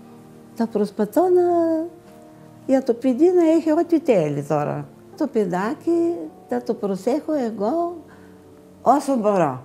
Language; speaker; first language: Greek; non-native, learner; Bulgarian